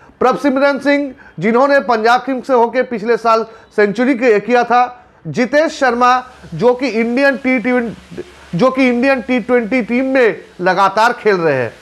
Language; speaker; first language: Hindi; non-native, local second language; Bangla